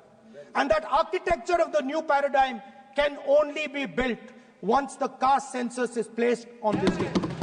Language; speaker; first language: English; non-native, local second language; Hindi